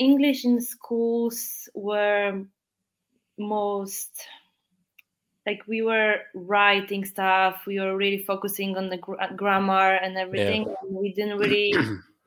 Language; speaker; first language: English; non-native, fluent; Polish